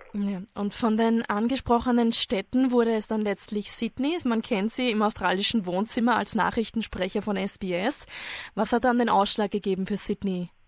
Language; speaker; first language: German; native; German